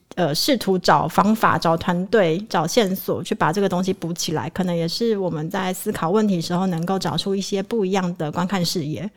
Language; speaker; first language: Chinese; native; Chinese